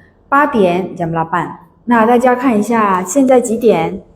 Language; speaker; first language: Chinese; non-native, fluent; Indonesian